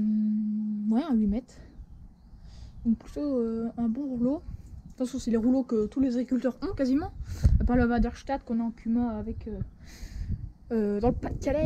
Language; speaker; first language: French; native; French